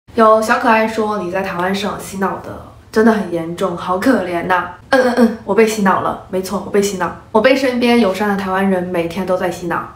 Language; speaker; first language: Chinese; native; Chinese